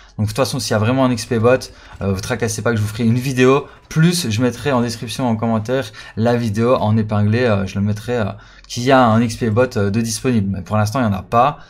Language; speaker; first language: French; native; French